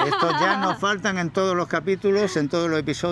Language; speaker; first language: Spanish; native; Spanish